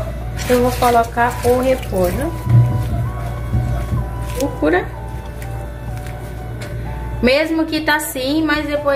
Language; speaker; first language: Portuguese; non-native, fluent; Haitian Creole